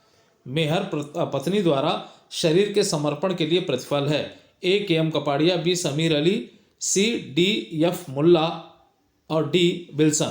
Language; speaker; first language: Hindi; native; Hindi